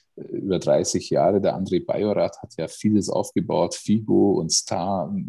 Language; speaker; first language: German; non-native, fluent; Hungarian